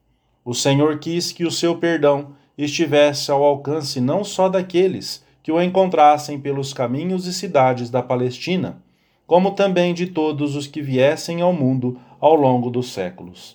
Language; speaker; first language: Portuguese; native; Portuguese